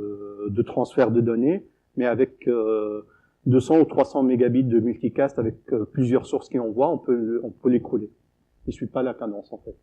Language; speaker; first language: French; native; French